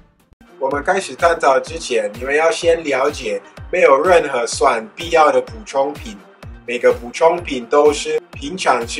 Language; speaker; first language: Chinese; non-native, fluent; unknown